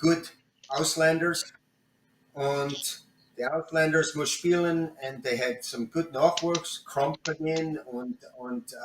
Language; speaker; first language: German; non-native, learner; English